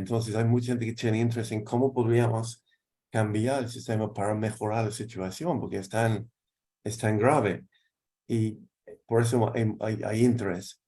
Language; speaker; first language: Spanish; non-native, fluent; English